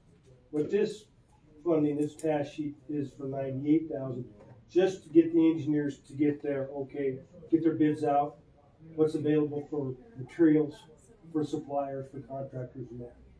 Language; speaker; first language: English; native; English